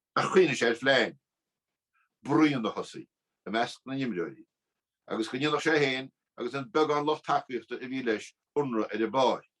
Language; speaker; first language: Irish; native; Irish